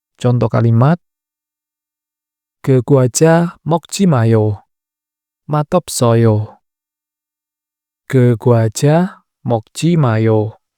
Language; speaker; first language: Korean; non-native, fluent; Indonesian